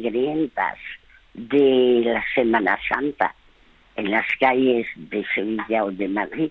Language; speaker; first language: Spanish; early bilingual, other home language; French